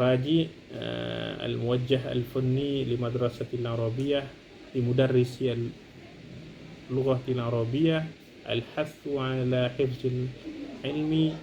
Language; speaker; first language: Arabic; non-native, fluent; Indonesian